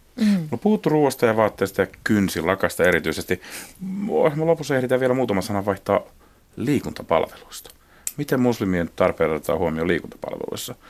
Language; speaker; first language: Finnish; native; Finnish